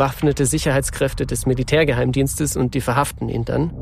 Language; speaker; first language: German; native; German